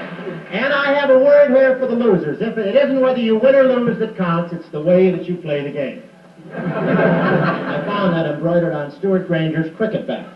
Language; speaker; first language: English; native; English